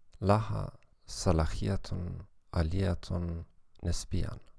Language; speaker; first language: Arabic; non-native, learner; German